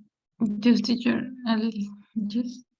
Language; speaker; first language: English; non-native, learner; Spanish